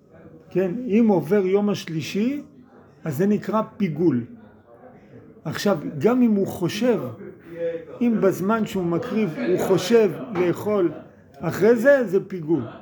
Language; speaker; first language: Hebrew; non-native, fluent; English